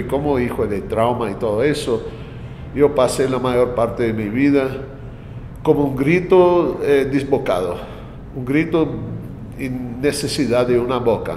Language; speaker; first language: Spanish; non-native, fluent; English